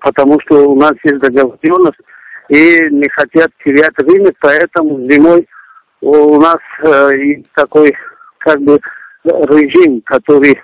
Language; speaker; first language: Russian; non-native, local second language; Tajik